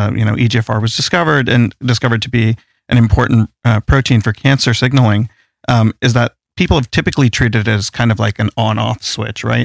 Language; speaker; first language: English; early bilingual, other home language; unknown